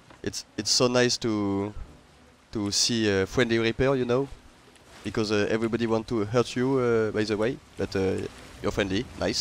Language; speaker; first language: English; non-native, learner; French